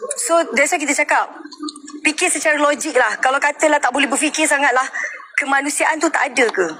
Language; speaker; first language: Malay; native; Malay